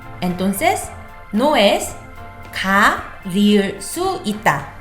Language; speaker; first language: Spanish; non-native, fluent; Korean